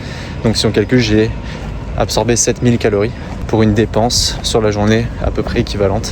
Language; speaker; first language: French; native; French